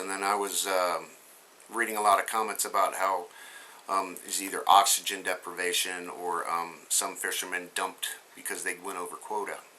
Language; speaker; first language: English; native; English